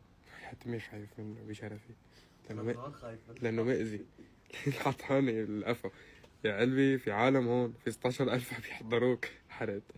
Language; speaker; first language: Arabic; native; Arabic